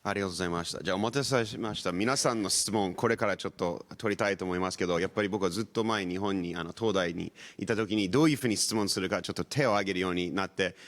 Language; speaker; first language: Japanese; non-native, fluent; English